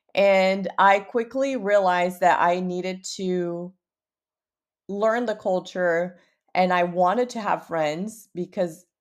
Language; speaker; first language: English; early bilingual, other home language; Portuguese